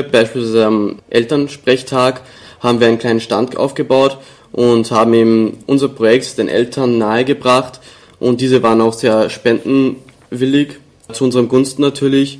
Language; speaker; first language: German; native; German